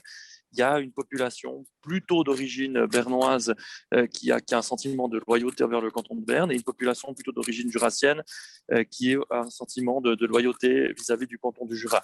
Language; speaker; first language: French; native; French